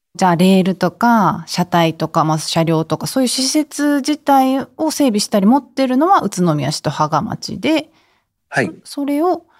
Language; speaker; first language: Japanese; native; Japanese